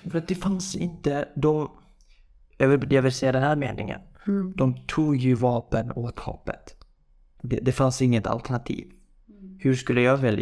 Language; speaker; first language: Swedish; non-native, fluent; Kurdish